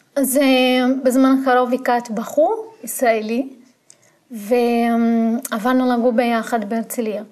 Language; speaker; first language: Hebrew; non-native, fluent; Portuguese